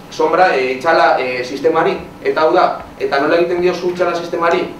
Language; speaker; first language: Spanish; native; Spanish